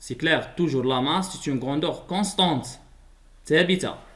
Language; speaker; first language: French; non-native, local second language; Arabic